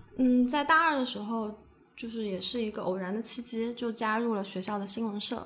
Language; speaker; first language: Chinese; native; Chinese